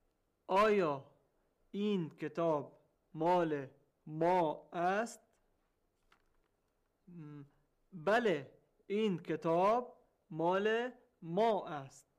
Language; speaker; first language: Persian; non-native, learner; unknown